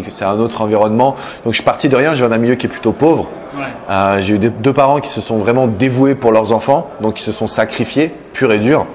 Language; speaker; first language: French; native; French